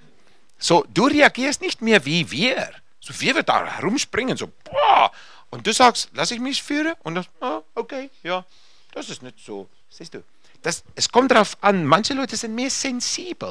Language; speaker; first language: German; non-native, fluent; English